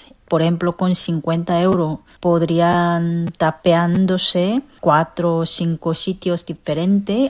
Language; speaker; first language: Spanish; non-native, learner; Korean